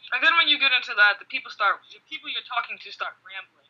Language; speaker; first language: English; native; English